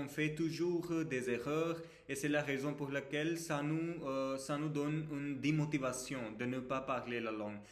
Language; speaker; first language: French; non-native, fluent; Hindi